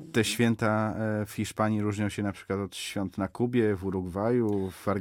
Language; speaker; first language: Polish; native; Polish